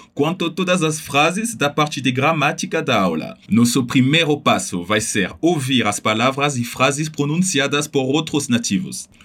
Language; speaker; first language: Portuguese; non-native, fluent; French